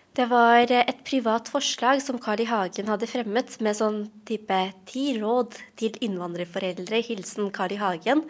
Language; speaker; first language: Norwegian; native; Norwegian